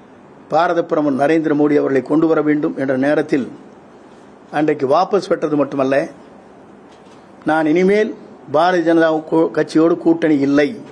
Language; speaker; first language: Tamil; native; Tamil